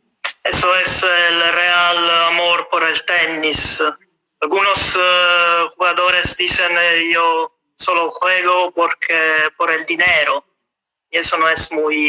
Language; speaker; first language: Spanish; non-native, fluent; Italian